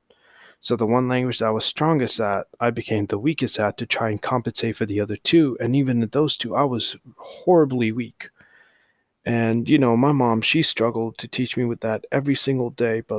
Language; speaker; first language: English; early bilingual, other home language; Hindi